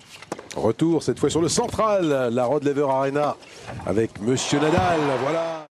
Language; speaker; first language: French; native; French